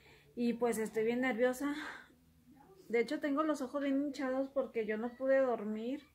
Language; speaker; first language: Spanish; early bilingual, heritage; Spanish